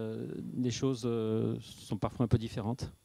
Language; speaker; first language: French; native; French